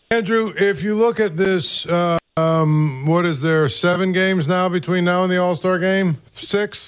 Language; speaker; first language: English; native; English